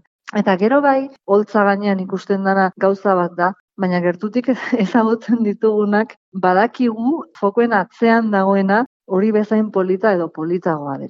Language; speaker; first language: Basque; native; Basque